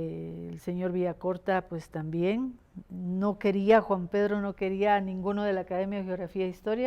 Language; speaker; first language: Spanish; native; Spanish